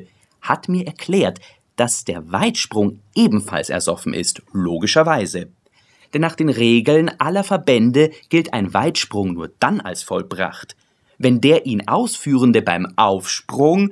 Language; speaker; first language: German; native; German